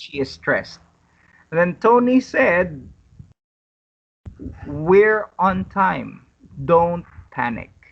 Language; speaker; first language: English; non-native, fluent; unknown